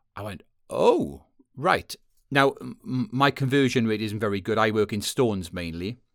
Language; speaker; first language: English; native; English